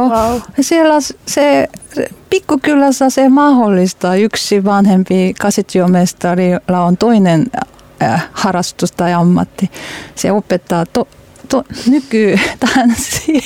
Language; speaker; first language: Finnish; non-native, learner; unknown